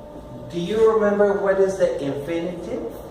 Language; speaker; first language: English; non-native, fluent; Spanish